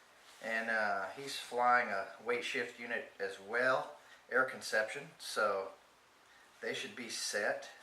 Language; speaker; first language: English; native; English